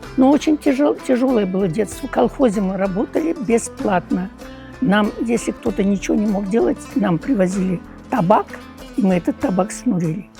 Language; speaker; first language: Russian; non-native, local second language; Uyghur